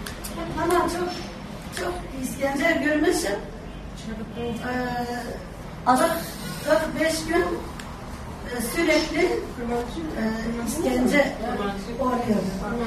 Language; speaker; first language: Turkish; non-native, local second language; Kurdish